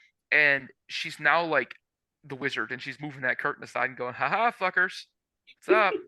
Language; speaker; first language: English; native; English